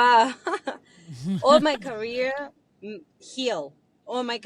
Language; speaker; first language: English; non-native, learner; Spanish